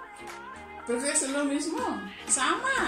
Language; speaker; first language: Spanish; non-native, learner; Indonesian